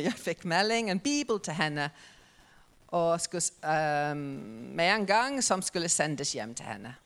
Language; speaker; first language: Norwegian; non-native, fluent; English